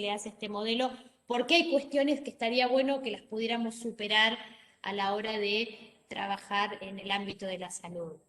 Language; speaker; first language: Spanish; native; Spanish